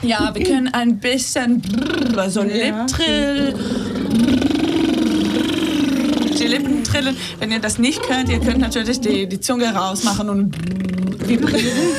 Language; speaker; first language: German; non-native, fluent; Hebrew